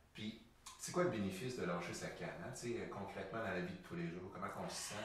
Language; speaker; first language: French; native; French